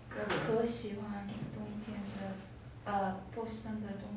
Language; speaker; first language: Chinese; non-native, learner; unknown